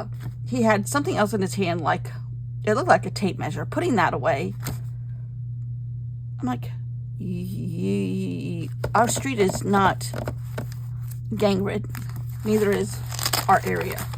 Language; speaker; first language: English; native; English